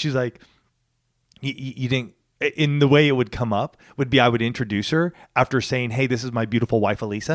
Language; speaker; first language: English; native; English